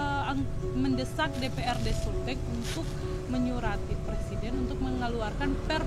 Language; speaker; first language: Indonesian; native; Indonesian